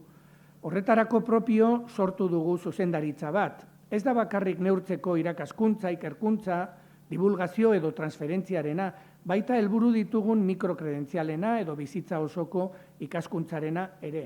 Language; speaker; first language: Basque; native; Basque